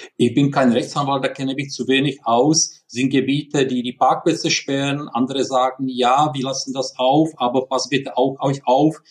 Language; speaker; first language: German; non-native, fluent; Czech